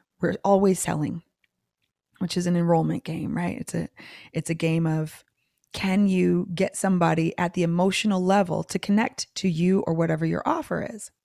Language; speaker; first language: English; native; English